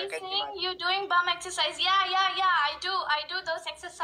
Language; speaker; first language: English; non-native, learner; Hindi